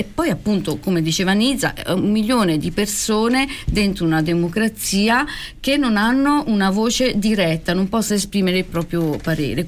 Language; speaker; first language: Italian; native; Italian